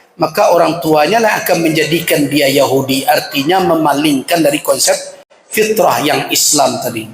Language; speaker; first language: Malay; non-native, local second language; Minangkabau